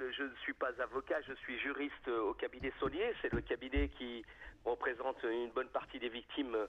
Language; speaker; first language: French; native; French